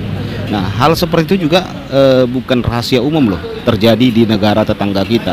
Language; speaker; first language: Indonesian; native; Indonesian